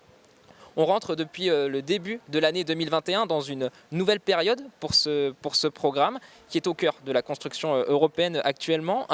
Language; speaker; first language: French; native; French